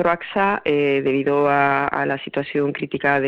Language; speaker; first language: Spanish; native; Spanish